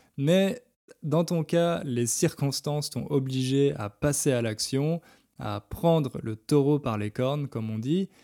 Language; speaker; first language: French; native; French